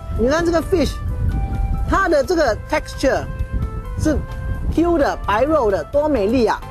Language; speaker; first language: Chinese; native; Chinese